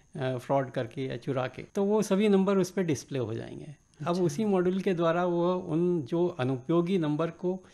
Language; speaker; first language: Hindi; native; Hindi